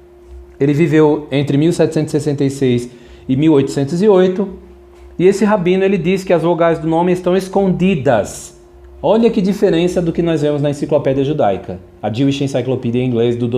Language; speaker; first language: Portuguese; native; Portuguese